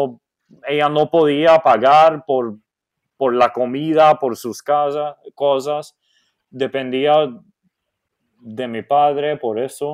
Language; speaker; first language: Spanish; non-native, fluent; Maltese